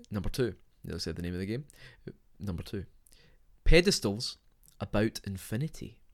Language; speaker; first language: English; native; English